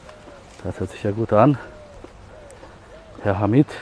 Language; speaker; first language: German; native; German